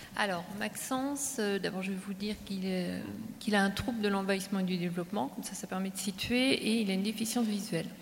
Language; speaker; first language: French; native; French